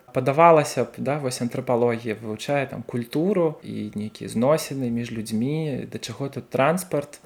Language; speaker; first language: Belarusian; non-native, local second language; Russian